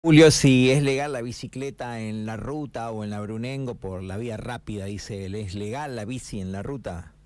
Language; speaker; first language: Spanish; native; Spanish